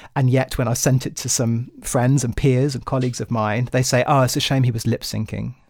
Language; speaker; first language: English; native; English